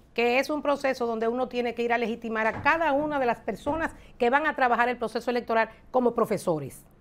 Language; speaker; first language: Spanish; native; Spanish